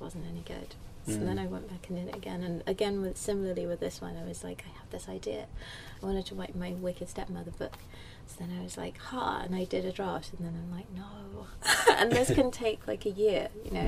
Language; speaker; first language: English; native; English